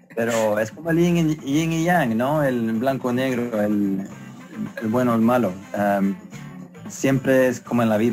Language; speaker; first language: Spanish; non-native, fluent; Swedish